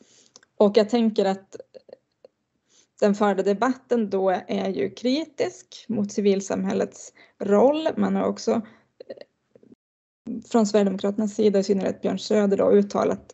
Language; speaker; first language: Swedish; native; Swedish